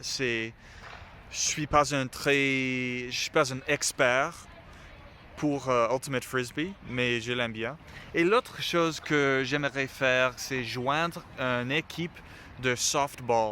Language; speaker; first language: French; non-native, learner; English